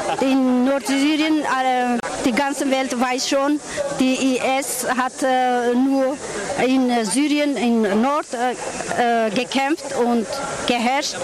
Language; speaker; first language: German; non-native, learner; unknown